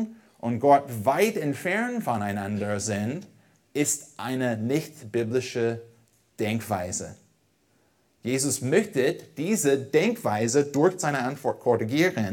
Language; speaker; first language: German; non-native, fluent; English